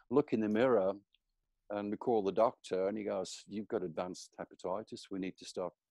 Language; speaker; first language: English; native; English